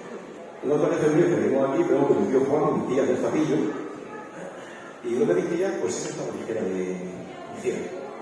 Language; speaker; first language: Spanish; native; Spanish